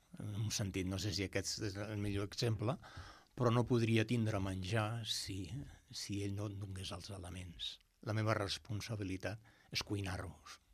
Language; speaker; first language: Catalan; non-native, local second language; Spanish